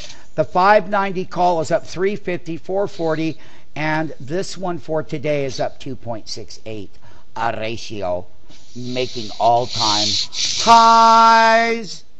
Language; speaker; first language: English; native; English